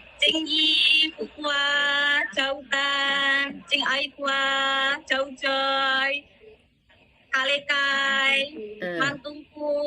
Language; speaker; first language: Cantonese; non-native, learner; Indonesian